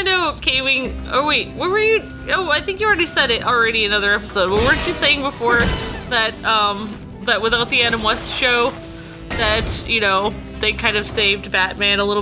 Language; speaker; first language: English; native; English